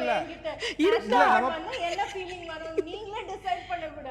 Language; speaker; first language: Tamil; non-native, fluent; Malayalam